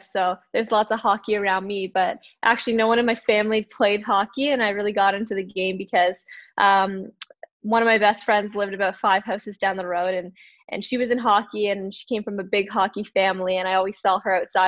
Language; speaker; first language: English; native; English